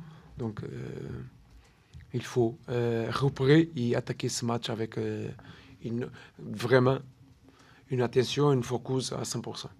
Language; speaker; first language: French; non-native, learner; Portuguese